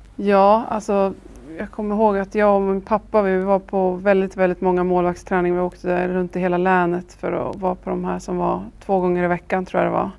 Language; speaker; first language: Swedish; native; Swedish